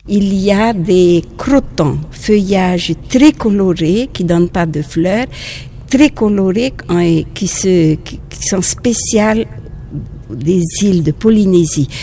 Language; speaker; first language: French; non-native, local second language; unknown